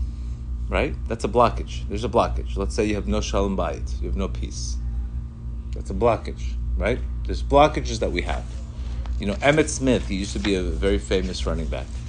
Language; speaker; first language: English; non-native, fluent; Spanish